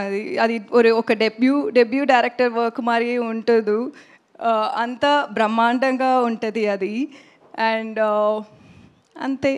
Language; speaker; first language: Telugu; non-native, learner; Tamil